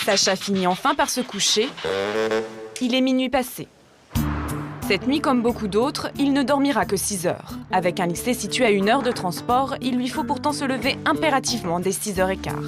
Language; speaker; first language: French; native; French